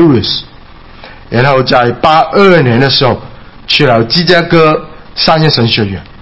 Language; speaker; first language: Chinese; non-native, local second language; Cantonese